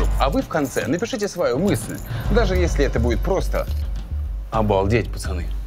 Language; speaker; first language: Russian; native; Russian